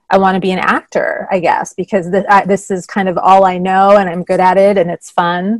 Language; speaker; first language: English; native; English